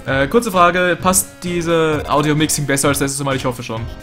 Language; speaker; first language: German; native; German